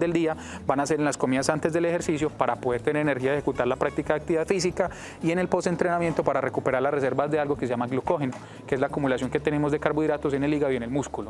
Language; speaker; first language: Spanish; native; Spanish